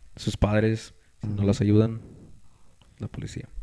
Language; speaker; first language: Spanish; early bilingual, heritage; Spanish